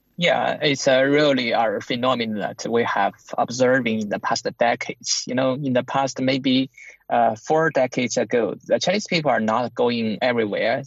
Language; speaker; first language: English; non-native, fluent; Chinese